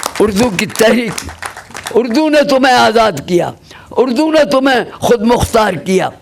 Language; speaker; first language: Urdu; native; Urdu